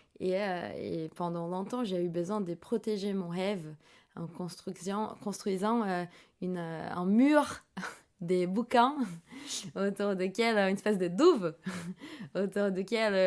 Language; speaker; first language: French; non-native, fluent; Portuguese